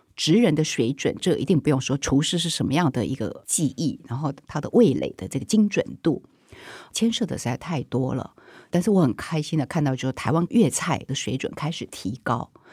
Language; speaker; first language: Chinese; native; Chinese